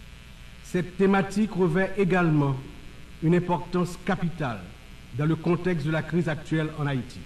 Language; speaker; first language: French; non-native, local second language; Haitian Creole